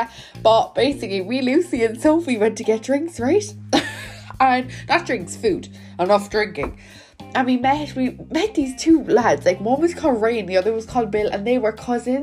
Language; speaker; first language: English; native; English